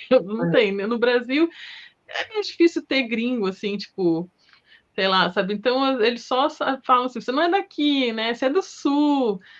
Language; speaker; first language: Portuguese; native; Portuguese